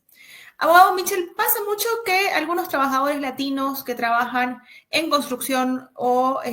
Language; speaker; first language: Spanish; native; Spanish